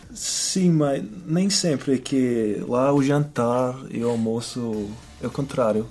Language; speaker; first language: Portuguese; non-native, fluent; English